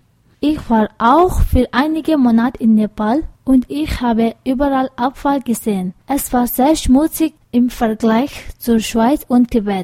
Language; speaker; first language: German; non-native, fluent; Tibetan